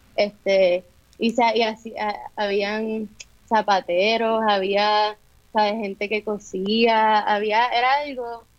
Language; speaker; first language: Spanish; native; Spanish